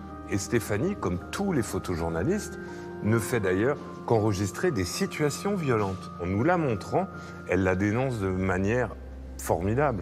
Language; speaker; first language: French; native; French